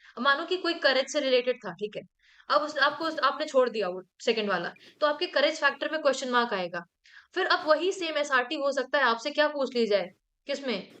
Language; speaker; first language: Hindi; native; Hindi